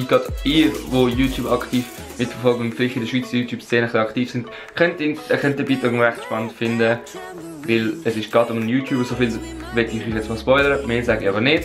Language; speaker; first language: German; native; German